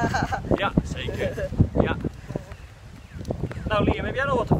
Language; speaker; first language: Dutch; native; Dutch